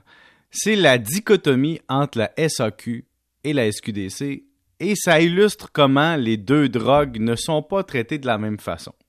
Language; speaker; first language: French; native; French